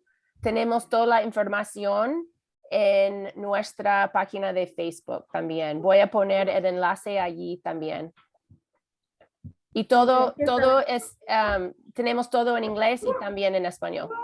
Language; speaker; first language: Spanish; non-native, learner; English